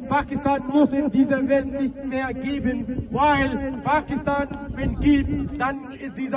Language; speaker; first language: German; non-native, learner; Baluchi